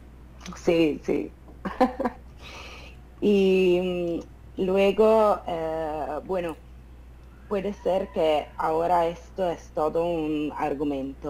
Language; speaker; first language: Spanish; non-native, fluent; Italian